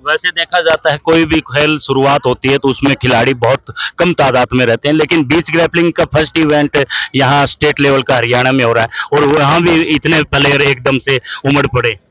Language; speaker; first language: Hindi; native; Hindi